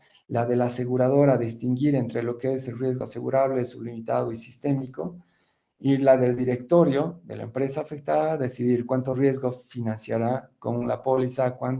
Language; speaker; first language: Spanish; native; Spanish